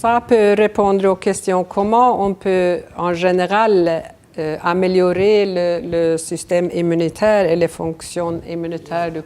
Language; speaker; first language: French; non-native, fluent; Swedish